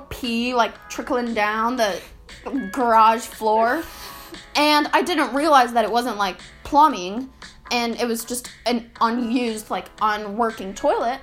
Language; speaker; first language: English; native; English